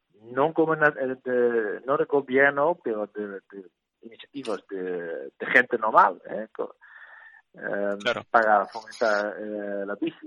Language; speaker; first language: Spanish; non-native, learner; Dutch